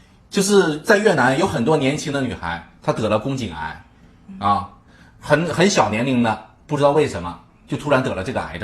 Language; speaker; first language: Chinese; native; Chinese